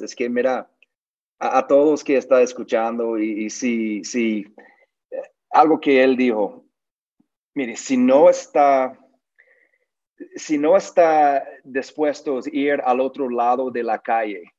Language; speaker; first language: Spanish; non-native, learner; English